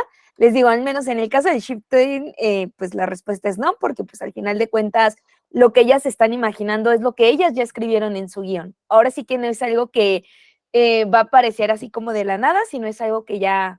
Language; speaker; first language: Spanish; native; Spanish